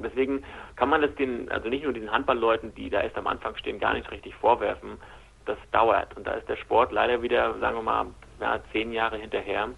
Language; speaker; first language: German; native; German